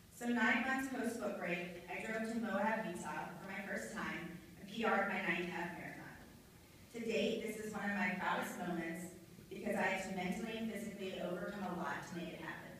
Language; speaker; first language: English; native; English